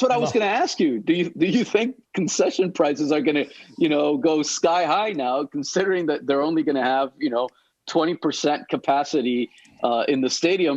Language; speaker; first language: English; native; English